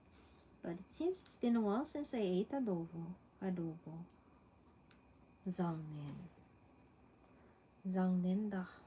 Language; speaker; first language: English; non-native, local second language; Filipino